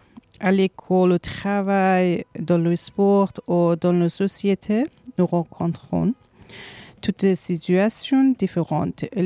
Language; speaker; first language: French; non-native, learner; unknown